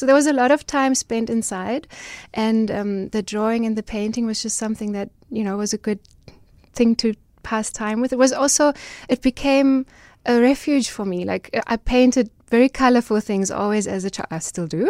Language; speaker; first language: English; non-native, fluent; German